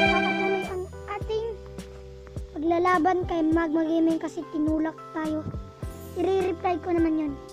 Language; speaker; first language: Filipino; non-native, local second language; Cebuano